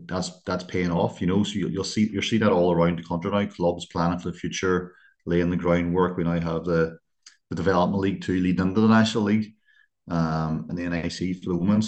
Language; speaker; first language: English; native; English